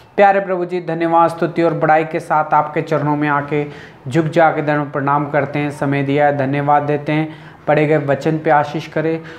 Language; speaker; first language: Hindi; non-native, local second language; Telugu